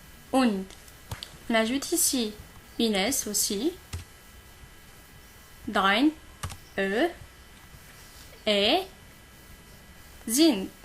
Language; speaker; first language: French; non-native, local second language; Arabic